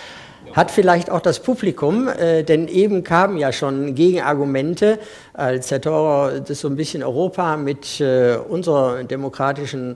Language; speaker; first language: German; native; German